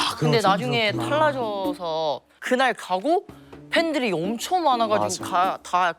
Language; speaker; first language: Korean; non-native, learner; Chinese